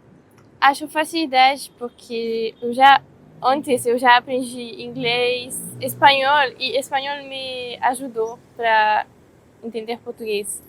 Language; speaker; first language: Portuguese; non-native, fluent; French